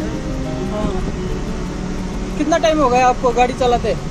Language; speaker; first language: Hindi; non-native, learner; Nepali